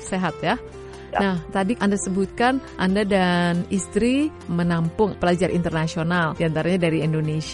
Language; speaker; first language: Indonesian; native; Indonesian